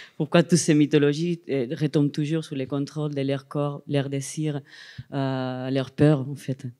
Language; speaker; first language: French; non-native, fluent; Spanish